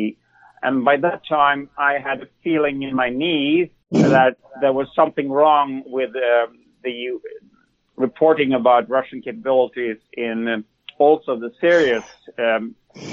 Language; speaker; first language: English; non-native, fluent; Swedish